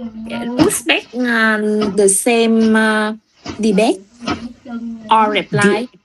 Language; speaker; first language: English; non-native, learner; Vietnamese